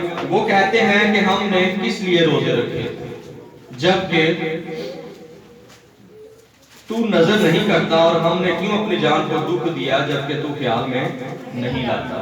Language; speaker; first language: Urdu; native; Urdu